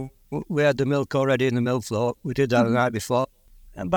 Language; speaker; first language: English; native; English